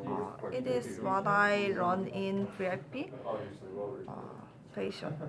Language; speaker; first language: English; non-native, learner; Korean